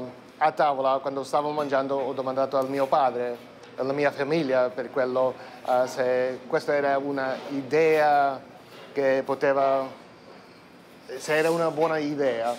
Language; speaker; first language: Italian; early bilingual, heritage; Italian